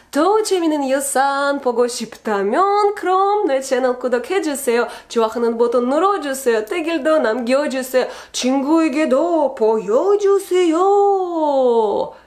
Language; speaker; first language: Korean; non-native, learner; Russian